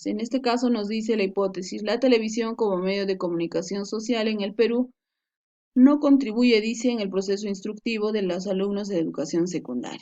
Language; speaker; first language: Spanish; native; Spanish